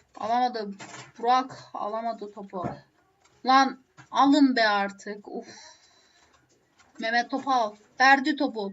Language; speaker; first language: Turkish; native; Turkish